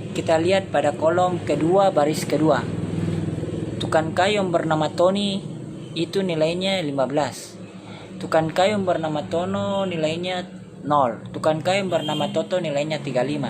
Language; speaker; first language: Indonesian; native; Indonesian